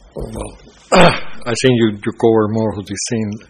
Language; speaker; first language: English; non-native, fluent; Spanish